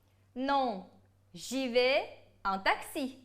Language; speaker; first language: French; non-native, fluent; Ukrainian